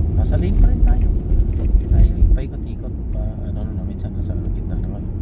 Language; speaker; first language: Filipino; native; Filipino